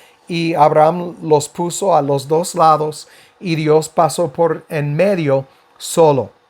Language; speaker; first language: Spanish; non-native, fluent; English